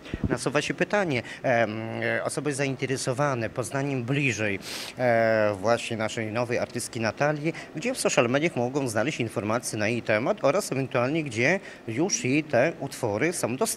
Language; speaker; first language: Polish; native; Polish